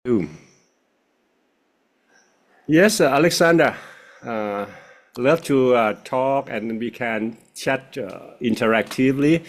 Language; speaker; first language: English; non-native, fluent; Thai